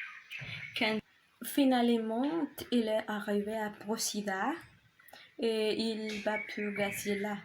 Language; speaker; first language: French; non-native, learner; Spanish